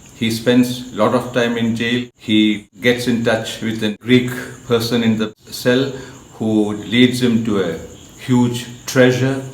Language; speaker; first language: English; non-native, local second language; Malayalam